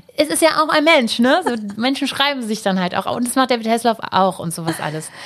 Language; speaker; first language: German; native; German